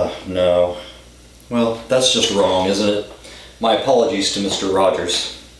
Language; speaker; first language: English; native; English